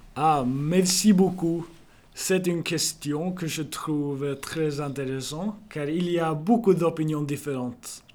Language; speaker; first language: French; non-native, learner; Norwegian